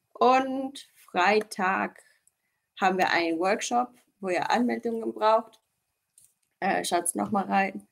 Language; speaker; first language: German; non-native, fluent; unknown